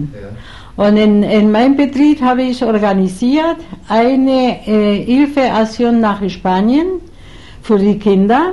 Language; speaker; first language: German; non-native, fluent; Spanish